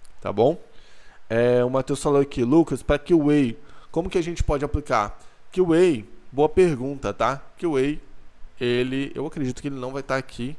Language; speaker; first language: Portuguese; native; Portuguese